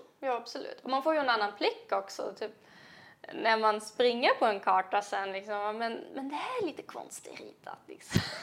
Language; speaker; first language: Swedish; non-native, fluent; German